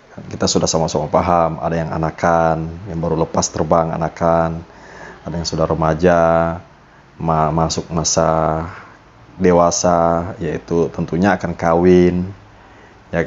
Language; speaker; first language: Indonesian; native; Indonesian